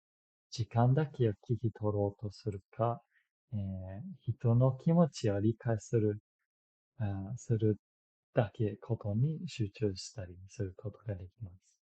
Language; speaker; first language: Japanese; non-native, fluent; English